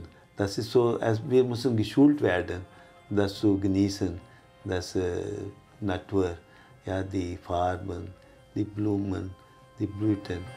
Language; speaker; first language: German; non-native, fluent; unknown